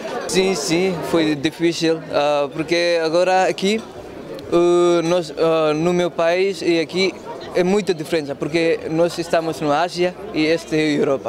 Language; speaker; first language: Portuguese; non-native, learner; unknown